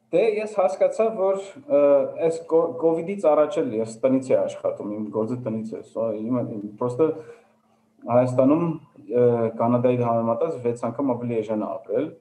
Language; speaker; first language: Armenian; early bilingual, heritage; Armenian